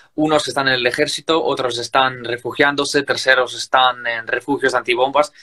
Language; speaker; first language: Spanish; non-native, fluent; Ukrainian